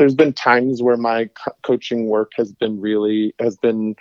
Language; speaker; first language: English; native; English